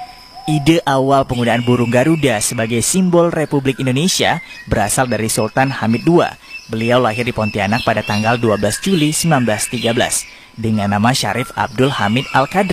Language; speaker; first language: Indonesian; native; Indonesian